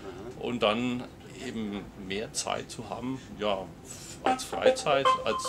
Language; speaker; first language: German; native; German